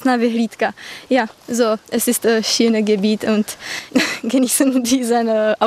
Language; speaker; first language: German; non-native, fluent; Czech